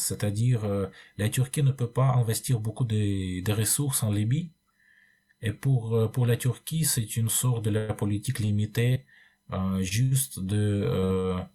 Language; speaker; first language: French; non-native, fluent; Russian